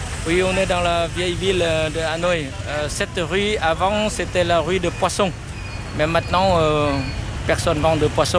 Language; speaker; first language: French; non-native, fluent; Vietnamese